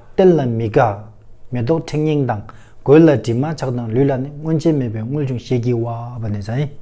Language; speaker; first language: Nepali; non-native, local second language; Tibetan